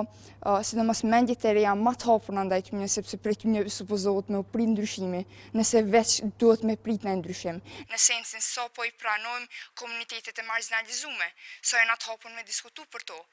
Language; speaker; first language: Albanian; native; Albanian